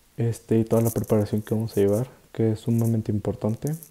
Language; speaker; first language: Spanish; native; Spanish